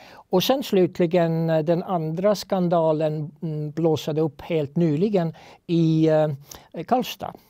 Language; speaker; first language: Swedish; non-native, fluent; Estonian